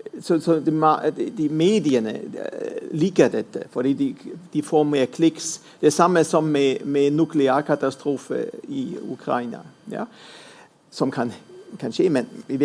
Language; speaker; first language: Norwegian; non-native, fluent; German